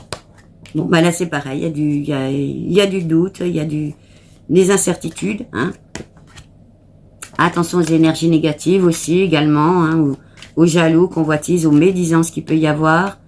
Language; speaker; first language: French; native; French